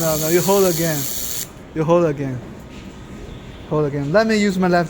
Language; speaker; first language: English; non-native, learner; Chinese